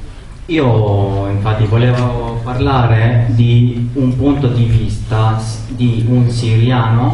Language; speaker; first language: Italian; non-native, learner; Arabic